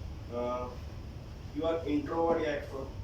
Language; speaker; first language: English; non-native, local second language; Gujarati